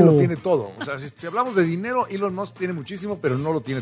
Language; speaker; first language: Spanish; native; Spanish